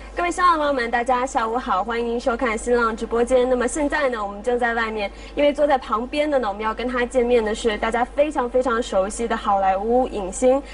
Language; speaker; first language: Chinese; native; Chinese